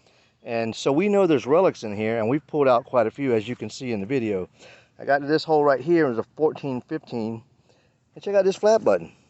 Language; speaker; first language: English; native; English